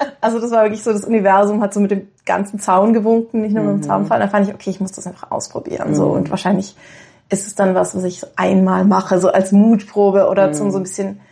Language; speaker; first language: German; native; German